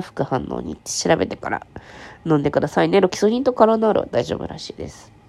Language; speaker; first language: Japanese; native; Japanese